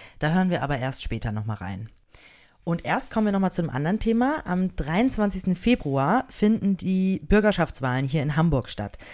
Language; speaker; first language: German; native; German